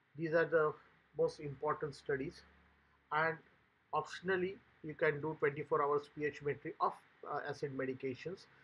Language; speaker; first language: English; non-native, local second language; Marathi